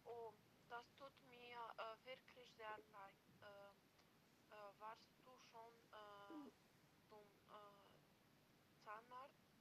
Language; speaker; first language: German; non-native, learner; Macedonian